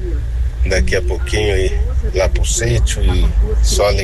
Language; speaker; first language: Portuguese; native; Portuguese